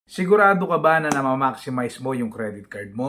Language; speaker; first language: Filipino; native; Filipino